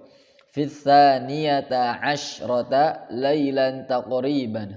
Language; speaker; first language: Arabic; non-native, fluent; Indonesian